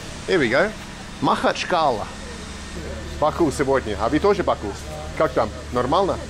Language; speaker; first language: Russian; non-native, learner; English